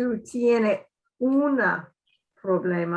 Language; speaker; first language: Spanish; non-native, learner; English